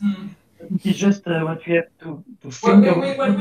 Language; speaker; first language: English; non-native, fluent; French